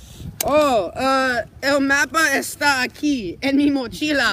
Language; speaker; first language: Spanish; non-native, learner; English